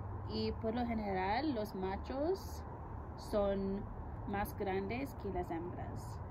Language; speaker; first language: Spanish; non-native, learner; English